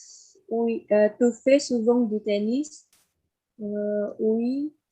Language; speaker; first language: French; non-native, learner; Indonesian